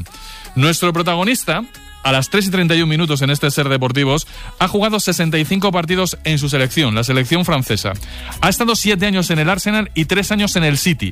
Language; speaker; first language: Spanish; native; Spanish